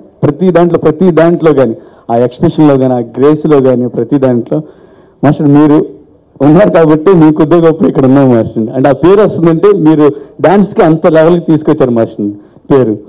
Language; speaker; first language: Telugu; native; Telugu